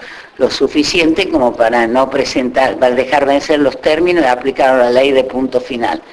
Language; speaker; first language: Spanish; native; Spanish